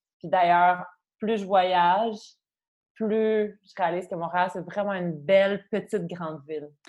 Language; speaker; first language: French; native; French